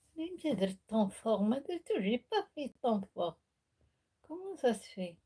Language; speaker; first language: French; non-native, local second language; Arabic